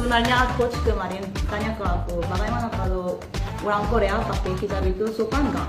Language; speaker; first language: Indonesian; non-native, fluent; Korean